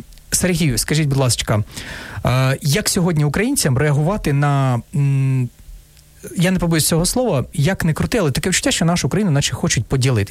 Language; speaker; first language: Ukrainian; non-native, fluent; Russian